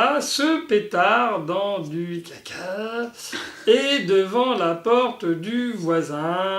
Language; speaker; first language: French; native; French